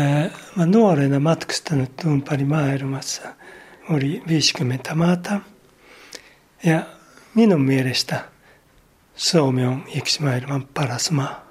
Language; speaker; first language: Finnish; non-native, learner; Japanese